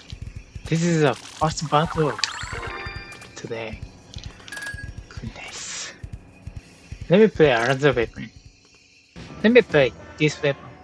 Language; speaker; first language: English; non-native, learner; Japanese